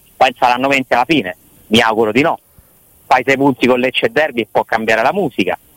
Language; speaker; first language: Italian; native; Italian